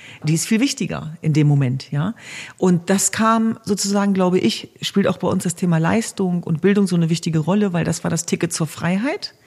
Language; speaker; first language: German; early bilingual, other home language; Kurdish